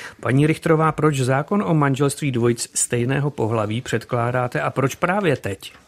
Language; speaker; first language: Czech; native; Czech